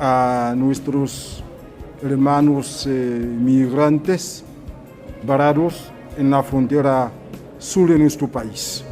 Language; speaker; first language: Spanish; non-native, fluent; Haitian Creole